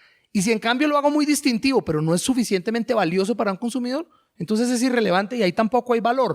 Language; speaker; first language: Spanish; native; Spanish